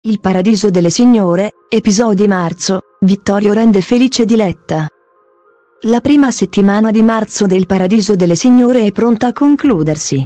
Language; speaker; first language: Italian; native; Italian